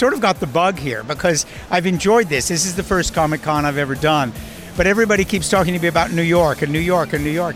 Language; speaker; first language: English; native; English